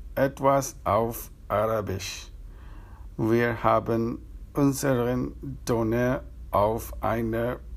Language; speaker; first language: German; non-native, learner; Urdu